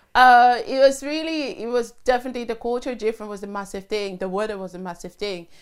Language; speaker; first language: English; early bilingual, other home language; French